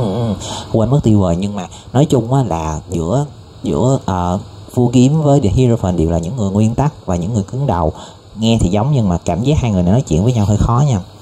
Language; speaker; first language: Vietnamese; native; Vietnamese